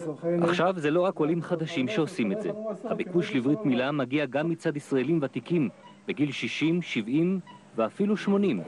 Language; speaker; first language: Hebrew; native; Hebrew